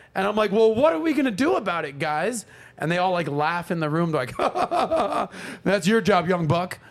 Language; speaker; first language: English; native; English